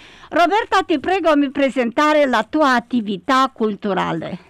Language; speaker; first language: Italian; non-native, learner; Romanian